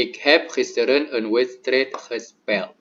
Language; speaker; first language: Dutch; non-native, learner; Indonesian